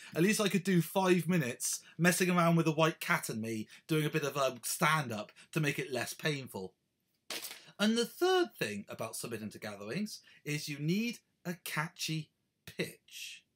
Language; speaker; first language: English; native; English